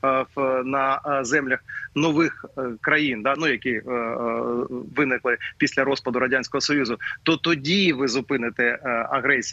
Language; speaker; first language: Ukrainian; native; Ukrainian